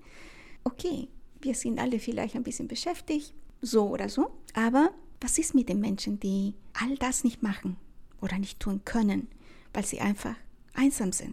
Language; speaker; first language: German; non-native, fluent; Spanish